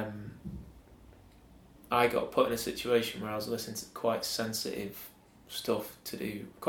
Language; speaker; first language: English; native; English